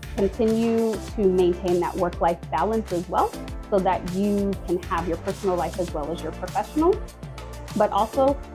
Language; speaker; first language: English; native; English